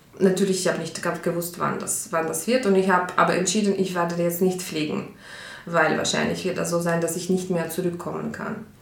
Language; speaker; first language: German; non-native, fluent; Ukrainian